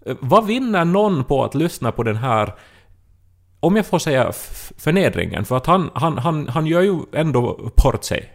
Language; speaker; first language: Swedish; native; Swedish